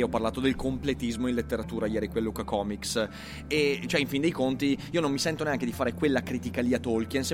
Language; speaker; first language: Italian; native; Italian